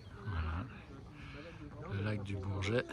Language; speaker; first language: French; native; French